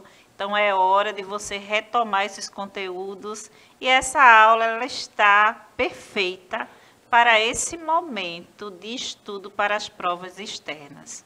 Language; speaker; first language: Portuguese; native; Portuguese